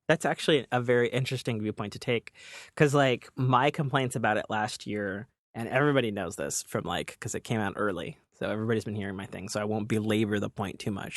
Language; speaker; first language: English; native; English